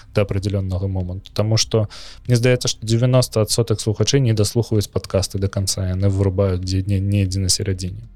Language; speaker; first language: Belarusian; non-native, local second language; Russian